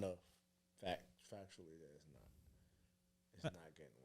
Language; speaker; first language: English; native; English